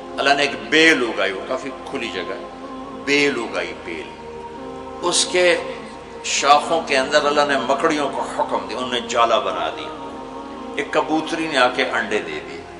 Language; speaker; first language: Urdu; non-native, local second language; Punjabi